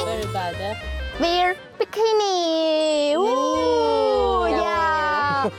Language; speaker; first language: English; non-native, learner; Chinese